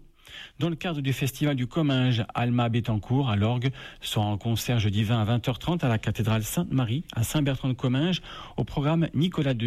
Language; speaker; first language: French; native; French